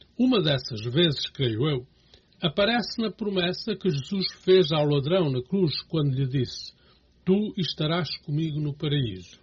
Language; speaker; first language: Portuguese; native; Portuguese